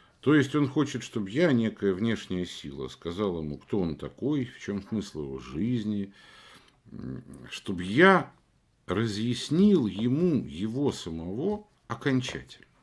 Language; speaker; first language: Russian; native; Russian